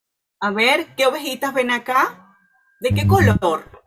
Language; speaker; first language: Spanish; native; Spanish